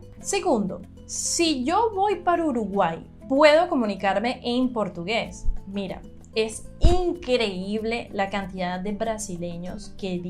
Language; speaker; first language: Spanish; non-native, fluent; Portuguese